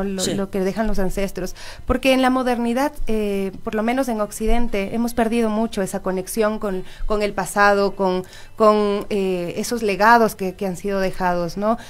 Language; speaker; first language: Spanish; native; Spanish